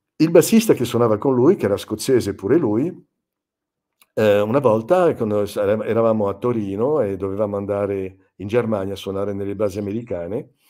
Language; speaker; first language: Italian; non-native, fluent; French